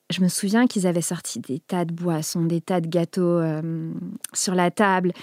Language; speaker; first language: French; native; French